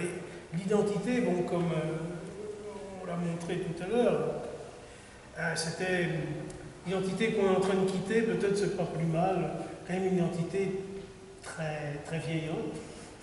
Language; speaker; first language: French; native; French